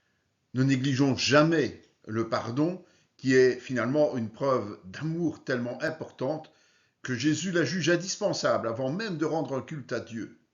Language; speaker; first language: French; native; French